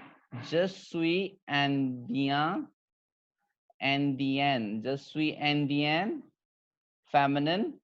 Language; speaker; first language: French; non-native, fluent; Hindi